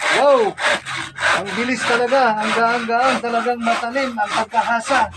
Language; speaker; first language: Filipino; non-native, local second language; Pangasinan